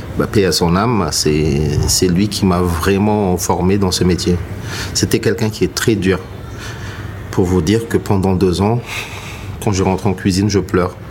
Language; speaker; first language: French; non-native, local second language; Malagasy